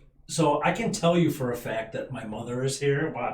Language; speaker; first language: English; native; English